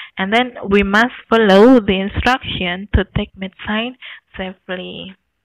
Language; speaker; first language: English; non-native, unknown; Indonesian